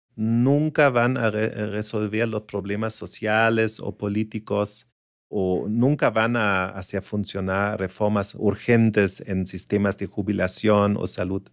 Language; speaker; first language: Spanish; non-native, fluent; German